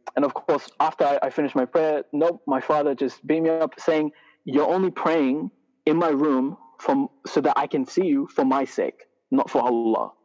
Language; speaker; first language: English; non-native, fluent; Arabic